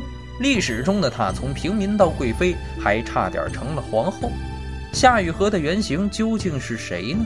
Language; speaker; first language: Chinese; native; Chinese